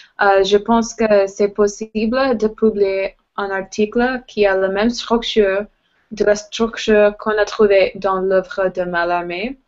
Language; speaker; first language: French; non-native, learner; English